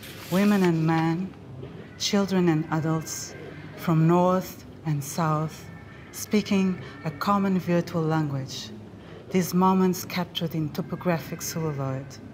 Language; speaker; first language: English; non-native, fluent; Portuguese